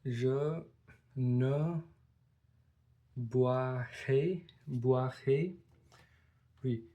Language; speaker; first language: French; non-native, learner; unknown